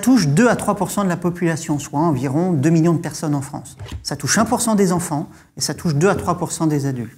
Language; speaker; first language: French; native; French